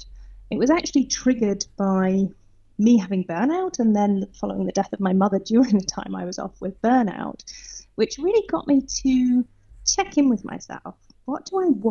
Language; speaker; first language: English; native; English